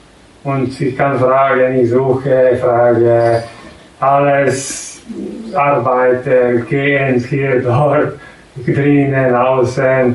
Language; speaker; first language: German; non-native, learner; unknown